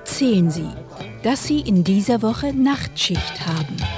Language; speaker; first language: German; native; German